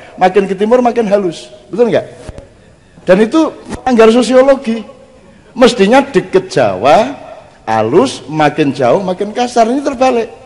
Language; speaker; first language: Indonesian; non-native, local second language; Javanese